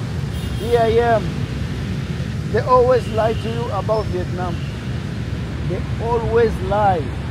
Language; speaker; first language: English; non-native, fluent; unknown